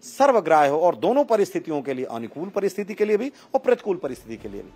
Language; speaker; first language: Hindi; native; Hindi